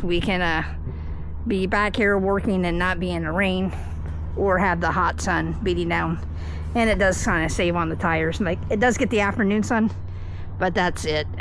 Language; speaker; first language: English; native; English